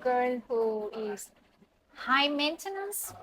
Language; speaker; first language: English; non-native, learner; Vietnamese